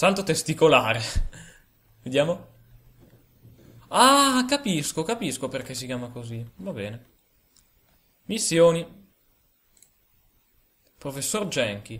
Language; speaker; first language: Italian; native; Italian